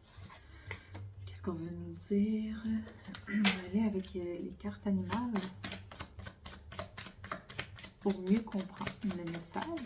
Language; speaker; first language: French; native; French